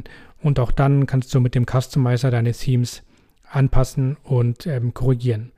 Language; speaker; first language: German; native; German